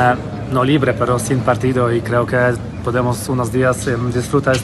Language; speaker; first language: Spanish; non-native, fluent; Polish